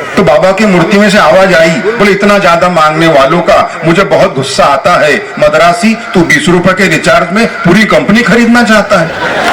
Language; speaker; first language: Hindi; non-native, local second language; Telugu